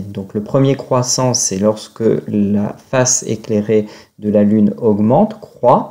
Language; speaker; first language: French; native; French